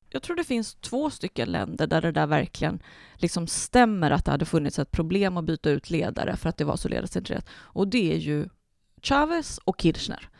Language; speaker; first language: Swedish; early bilingual, other home language; Spanish